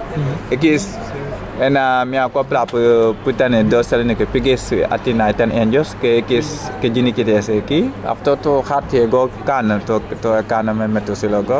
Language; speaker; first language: Greek; non-native, learner; Wolof